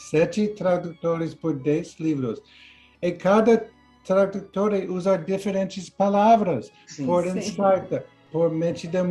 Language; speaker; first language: Portuguese; non-native, learner; English